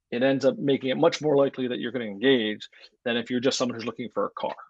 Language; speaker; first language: English; native; English